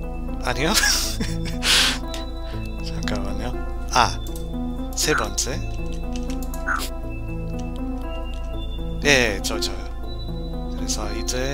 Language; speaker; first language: Korean; non-native, learner; English